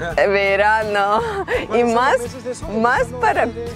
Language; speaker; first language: Spanish; non-native, fluent; Ukrainian